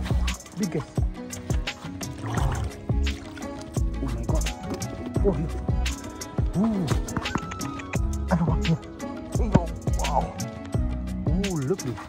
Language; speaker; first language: English; non-native, learner; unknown